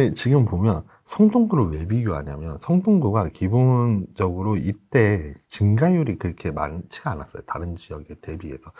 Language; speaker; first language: Korean; native; Korean